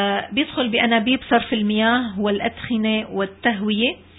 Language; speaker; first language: Arabic; native; Arabic